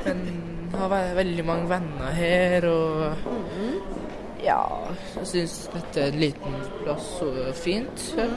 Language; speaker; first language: Norwegian; early bilingual, other home language; Persian